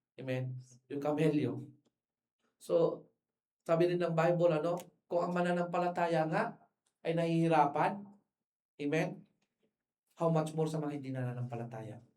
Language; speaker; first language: Filipino; non-native, local second language; Iloko